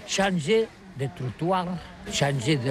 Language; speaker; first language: French; non-native, learner; Catalan